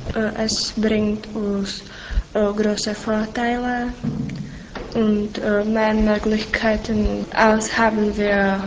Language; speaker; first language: German; non-native, learner; Czech